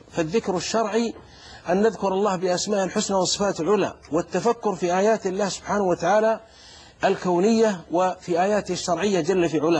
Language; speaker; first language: Arabic; native; Arabic